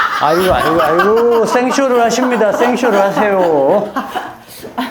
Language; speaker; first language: Korean; native; Korean